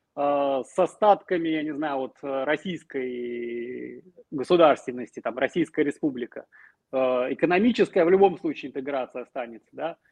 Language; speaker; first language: Russian; native; Russian